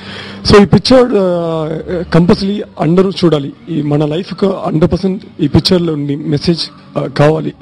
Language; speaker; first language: Telugu; non-native, learner; Tamil